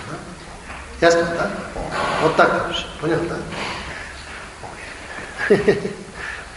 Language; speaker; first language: Russian; non-native, learner; Tibetan